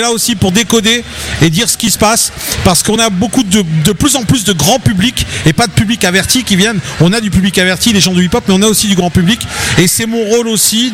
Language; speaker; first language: French; native; French